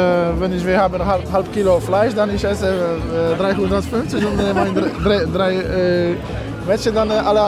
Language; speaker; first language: German; non-native, learner; Polish